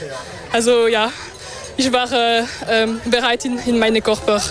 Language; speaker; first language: German; non-native, learner; French